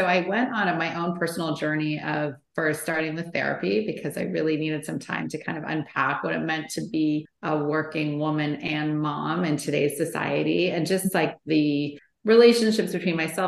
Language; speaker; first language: English; native; English